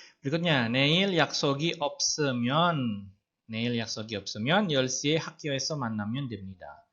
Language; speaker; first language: Korean; non-native, fluent; Indonesian